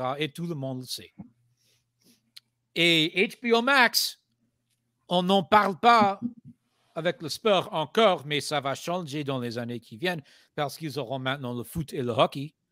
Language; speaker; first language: French; non-native, fluent; English